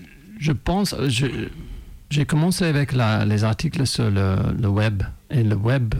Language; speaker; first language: French; non-native, fluent; English